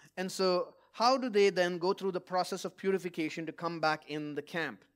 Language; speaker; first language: English; non-native, local second language; Malayalam